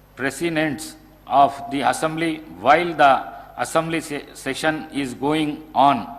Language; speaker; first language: English; non-native, local second language; Telugu